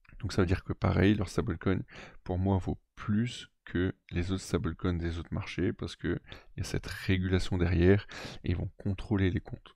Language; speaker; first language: French; native; French